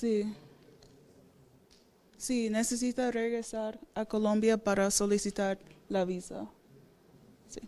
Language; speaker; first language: Spanish; non-native, fluent; English